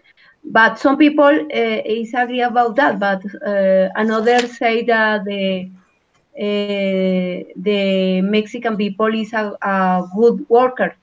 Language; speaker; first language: English; non-native, learner; Spanish